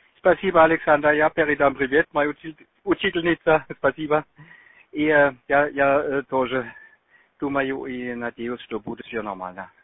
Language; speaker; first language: Russian; non-native, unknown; German